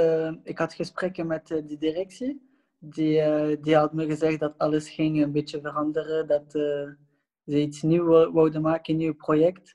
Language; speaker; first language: Dutch; non-native, local second language; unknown